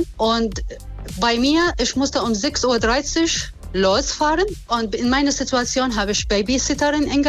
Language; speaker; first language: German; non-native, learner; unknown